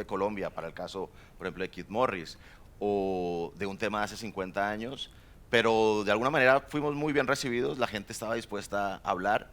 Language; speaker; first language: Spanish; native; Spanish